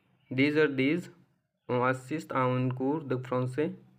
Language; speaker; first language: French; non-native, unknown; Hindi